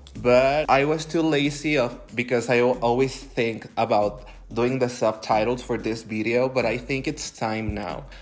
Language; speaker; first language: English; non-native, fluent; Spanish